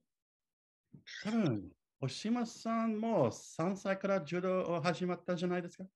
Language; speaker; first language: Japanese; non-native, learner; English